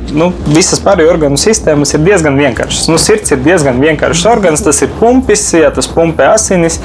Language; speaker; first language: Latvian; non-native, local second language; Russian